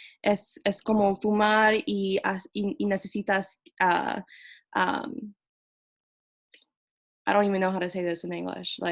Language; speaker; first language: Spanish; non-native, fluent; English